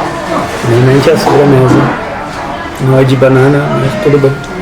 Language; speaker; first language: Portuguese; non-native, learner; Dutch